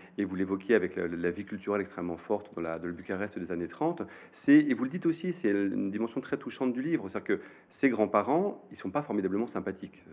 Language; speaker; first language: French; native; French